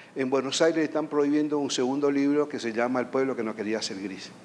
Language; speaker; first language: Spanish; native; Spanish